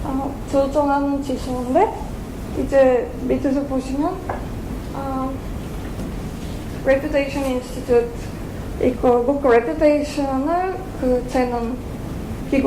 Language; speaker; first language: Korean; non-native, fluent; Bulgarian